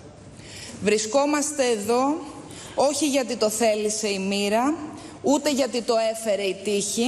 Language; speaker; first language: Greek; native; Greek